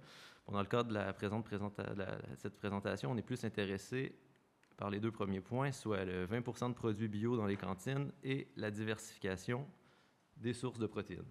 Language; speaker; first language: French; native; French